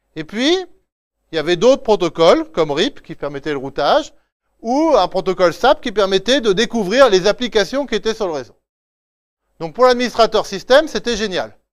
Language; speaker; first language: French; native; French